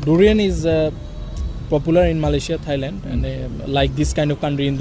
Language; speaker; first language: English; non-native, learner; Bangla